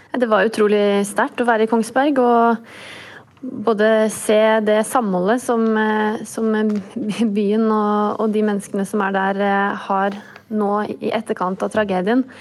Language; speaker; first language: Norwegian; native; Norwegian